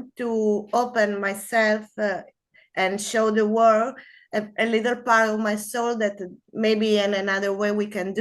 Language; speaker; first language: English; non-native, learner; Spanish